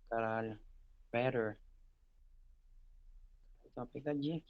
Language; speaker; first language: Portuguese; native; Portuguese